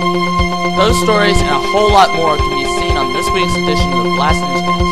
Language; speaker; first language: English; native; English